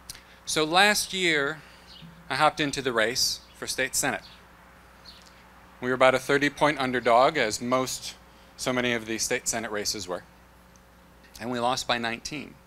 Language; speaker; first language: English; native; English